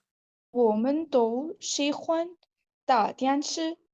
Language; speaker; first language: Chinese; non-native, learner; Urdu